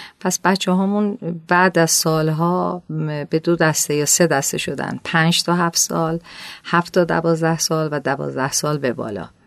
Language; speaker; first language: Persian; native; Persian